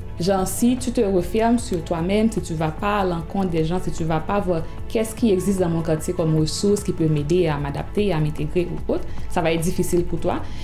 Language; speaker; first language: French; non-native, local second language; Haitian Creole